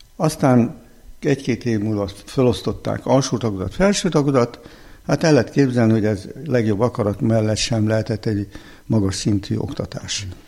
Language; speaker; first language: Hungarian; native; Hungarian